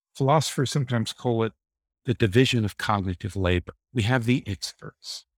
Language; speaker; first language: English; native; English